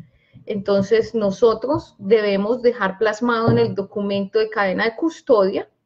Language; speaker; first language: Spanish; native; Spanish